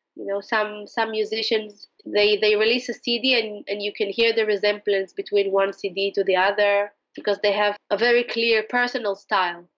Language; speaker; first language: English; non-native, fluent; Hebrew